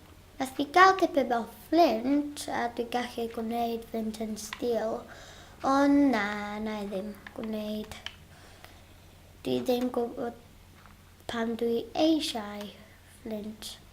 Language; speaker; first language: Welsh; non-native, local second language; English